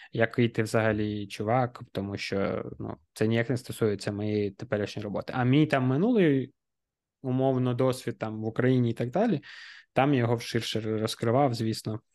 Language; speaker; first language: Ukrainian; non-native, local second language; Russian